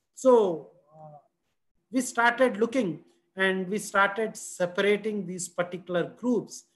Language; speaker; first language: English; non-native, local second language; Telugu